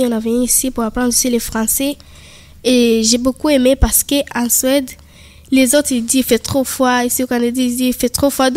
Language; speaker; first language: French; non-native, learner; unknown